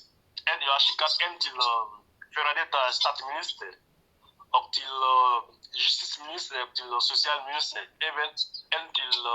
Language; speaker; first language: Swedish; non-native, learner; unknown